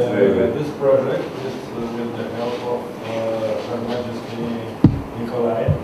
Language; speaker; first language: English; non-native, learner; Romanian